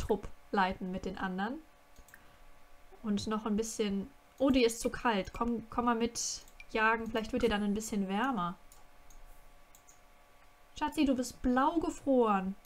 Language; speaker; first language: German; native; German